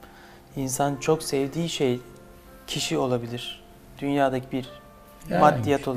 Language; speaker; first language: Turkish; native; Turkish